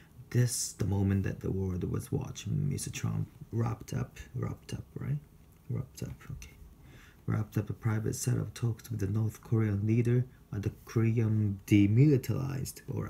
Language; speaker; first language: English; non-native, fluent; Japanese